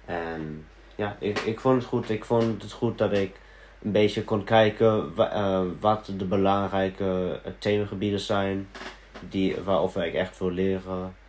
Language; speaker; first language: Dutch; early bilingual, heritage; Dutch